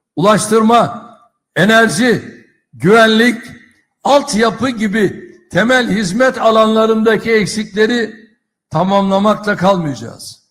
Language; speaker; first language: Turkish; native; Turkish